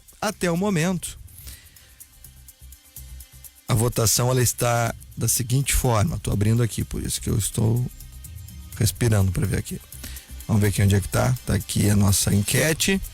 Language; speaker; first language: Portuguese; native; Portuguese